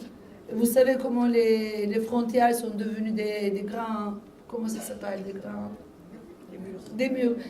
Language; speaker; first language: French; non-native, fluent; Turkish